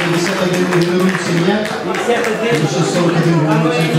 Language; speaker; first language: Ukrainian; native; Ukrainian